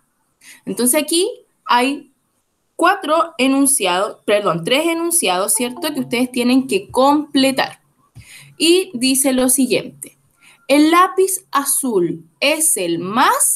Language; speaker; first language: Spanish; native; Spanish